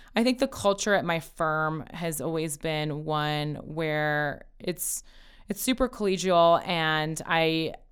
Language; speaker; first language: English; early bilingual, other home language; Persian